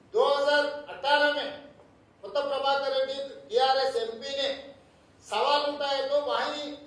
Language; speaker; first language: Hindi; non-native, local second language; Telugu